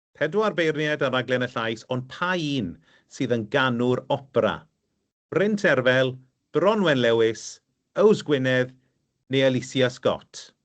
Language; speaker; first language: Welsh; native; Welsh